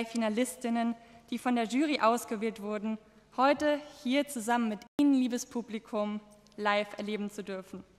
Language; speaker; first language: German; native; German